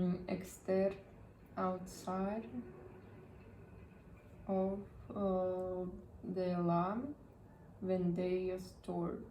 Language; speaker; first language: English; non-native, learner; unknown